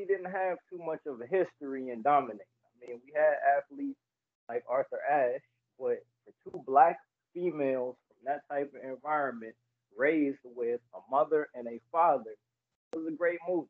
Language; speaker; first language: English; native; English